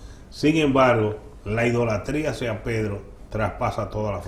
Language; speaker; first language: Spanish; native; Spanish